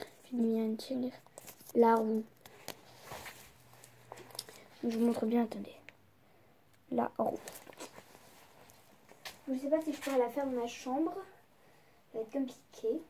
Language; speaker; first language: French; native; French